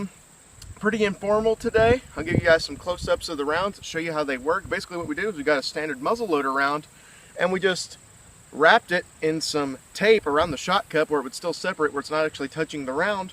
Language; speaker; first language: English; native; English